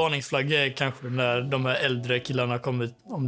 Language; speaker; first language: Swedish; native; Swedish